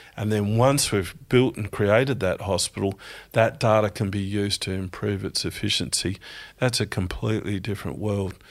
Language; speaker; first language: English; native; English